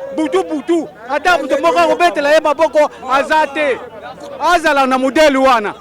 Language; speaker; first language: Lingala; non-native, local second language; Kongo